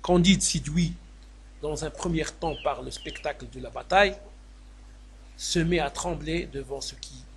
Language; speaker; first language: French; non-native, local second language; Arabic